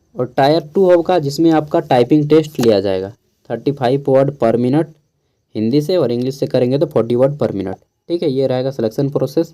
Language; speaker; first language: Hindi; native; Hindi